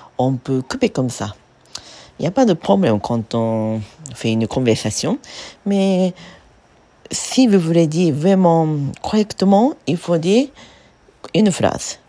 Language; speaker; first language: French; non-native, fluent; Japanese